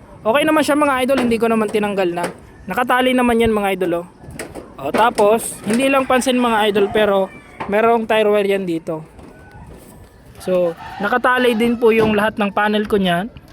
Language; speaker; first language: Filipino; non-native, local second language; Bikol